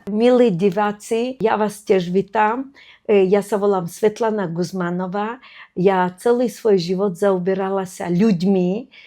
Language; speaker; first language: Slovak; non-native, fluent; Russian